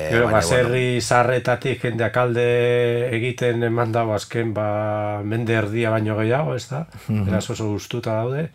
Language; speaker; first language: Basque; native; Basque